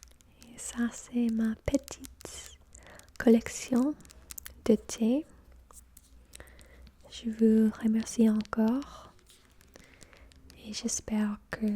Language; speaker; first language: French; non-native, fluent; English